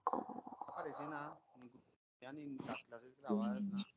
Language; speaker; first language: Spanish; native; Spanish